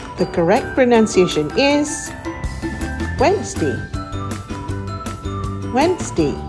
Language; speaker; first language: English; non-native, local second language; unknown